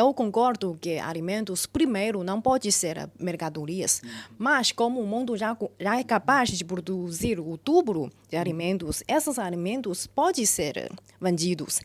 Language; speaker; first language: Portuguese; non-native, fluent; Chinese